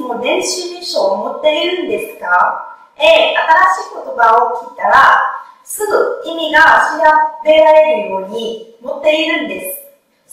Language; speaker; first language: Japanese; non-native, fluent; Vietnamese